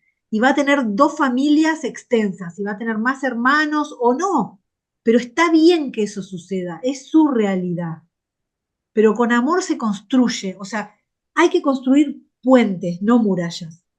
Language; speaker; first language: Spanish; native; Spanish